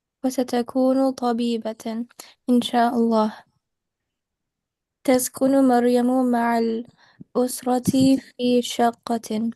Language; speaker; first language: Arabic; non-native, learner; English